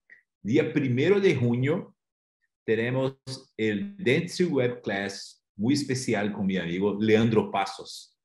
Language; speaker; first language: Spanish; non-native, fluent; Portuguese